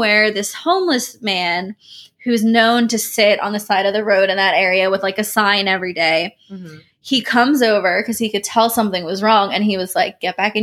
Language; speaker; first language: English; native; English